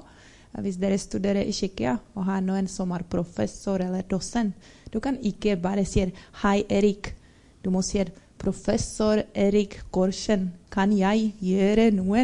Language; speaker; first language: Norwegian; non-native, learner; Czech